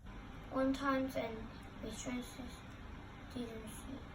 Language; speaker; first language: English; non-native, local second language; Cantonese